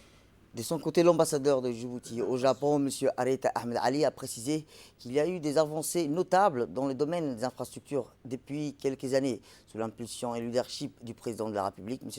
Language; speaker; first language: French; native; French